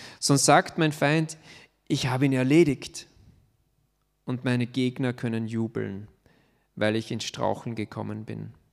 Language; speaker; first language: German; native; German